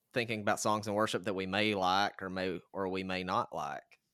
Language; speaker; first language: English; native; English